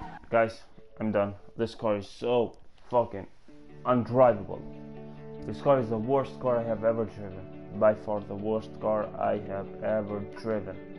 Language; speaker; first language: English; non-native, fluent; Italian